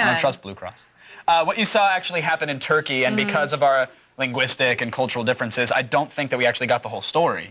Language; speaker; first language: English; native; English